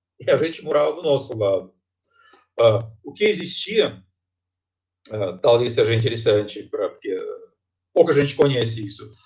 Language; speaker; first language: Portuguese; non-native, fluent; Russian